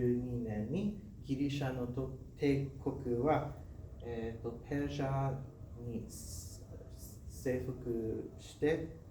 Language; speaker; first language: Japanese; non-native, learner; English